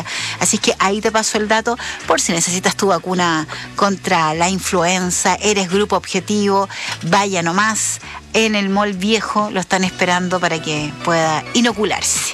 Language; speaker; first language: Spanish; native; Spanish